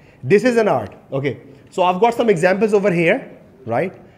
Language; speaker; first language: English; non-native, local second language; Urdu